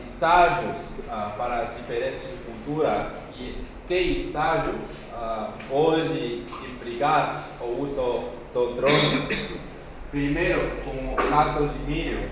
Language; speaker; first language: Portuguese; non-native, fluent; Chinese